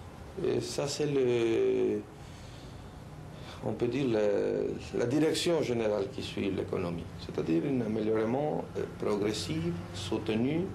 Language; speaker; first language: French; non-native, learner; Spanish